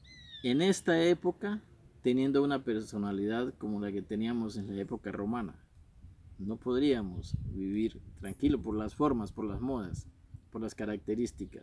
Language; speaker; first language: Spanish; native; Spanish